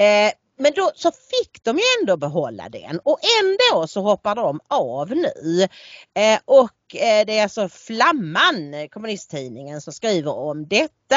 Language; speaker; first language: Swedish; native; Swedish